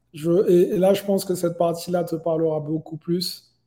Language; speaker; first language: French; native; French